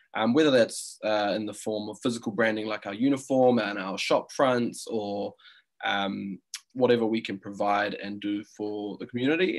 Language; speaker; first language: English; native; English